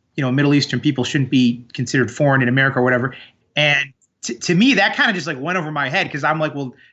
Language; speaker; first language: English; early bilingual, other home language; Armenian